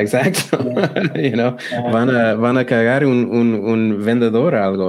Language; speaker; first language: Spanish; non-native, learner; English